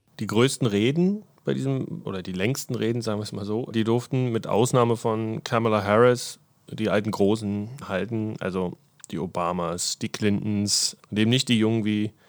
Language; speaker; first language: German; native; German